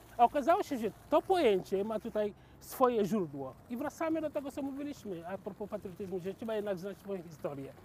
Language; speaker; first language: Polish; non-native, fluent; Wolof